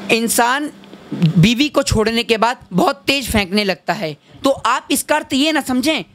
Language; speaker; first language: Hindi; native; Hindi